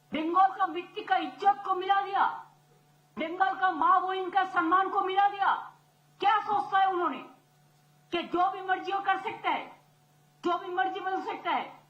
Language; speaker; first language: Hindi; non-native, local second language; Bangla